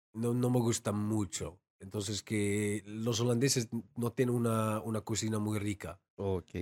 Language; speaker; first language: Spanish; non-native, fluent; Dutch